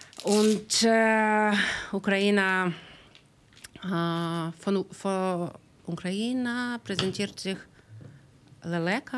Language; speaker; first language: German; non-native, learner; Ukrainian